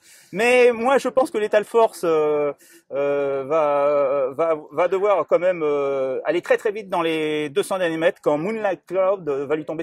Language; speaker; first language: French; native; French